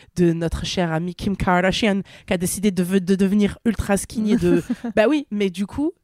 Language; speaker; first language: French; native; French